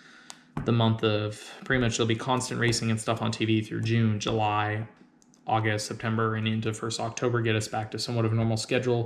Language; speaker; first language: English; native; English